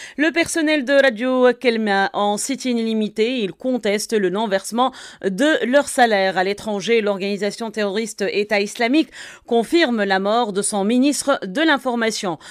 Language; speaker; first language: French; non-native, local second language; Arabic